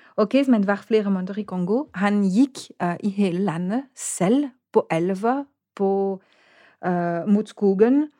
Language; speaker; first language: Norwegian; non-native, fluent; French